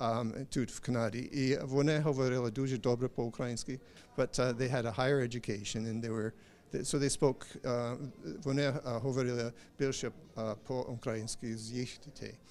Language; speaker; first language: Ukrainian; non-native, learner; English